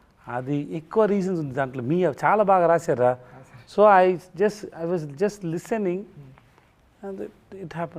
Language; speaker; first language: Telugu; non-native, learner; Tamil